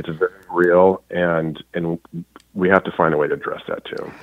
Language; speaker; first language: English; native; English